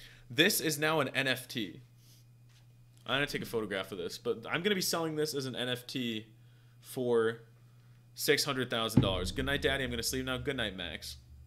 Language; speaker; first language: English; native; English